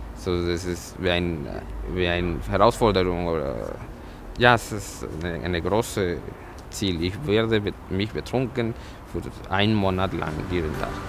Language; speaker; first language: German; non-native, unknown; Spanish